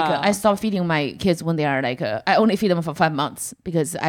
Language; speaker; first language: English; non-native, fluent; Chinese